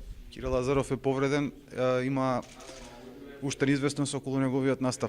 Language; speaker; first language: Macedonian; native; Macedonian